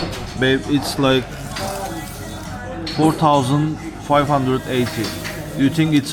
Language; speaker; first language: English; non-native, learner; Turkish